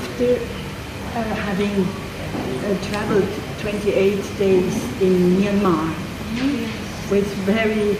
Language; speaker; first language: English; non-native, fluent; French